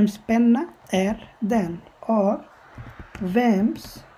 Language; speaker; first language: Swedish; non-native, fluent; Bangla